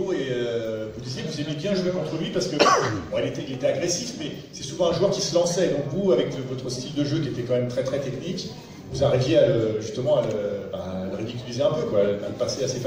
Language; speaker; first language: French; native; French